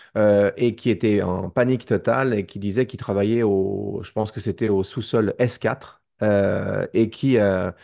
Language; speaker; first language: French; native; French